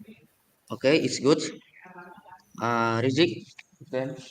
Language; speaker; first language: English; non-native, learner; Indonesian